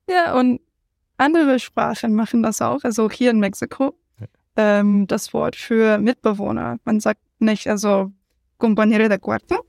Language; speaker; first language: German; non-native, fluent; English